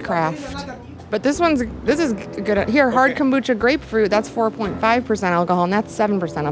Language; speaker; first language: English; native; English